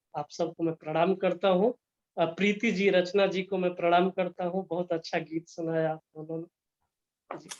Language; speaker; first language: Hindi; native; Hindi